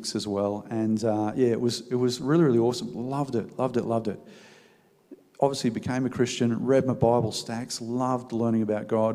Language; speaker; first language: English; native; English